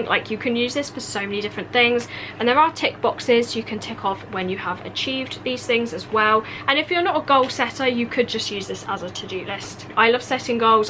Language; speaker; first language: English; native; English